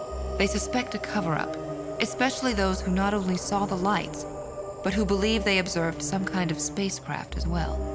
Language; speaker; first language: English; native; English